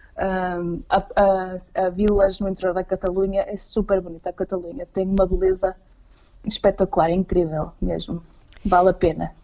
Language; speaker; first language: Portuguese; native; Portuguese